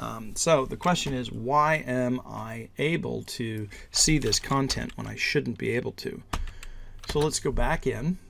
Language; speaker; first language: English; native; English